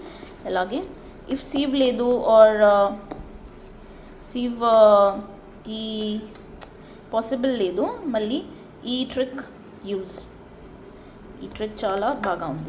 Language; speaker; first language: Telugu; non-native, learner; Marathi